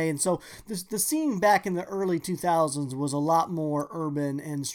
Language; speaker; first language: English; native; English